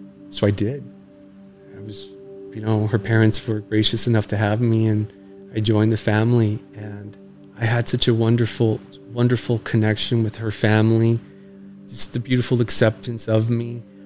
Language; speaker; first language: English; early bilingual, other home language; Spanish